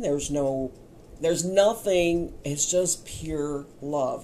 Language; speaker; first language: English; native; English